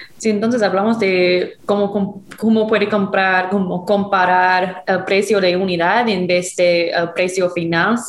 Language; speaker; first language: Spanish; non-native, fluent; English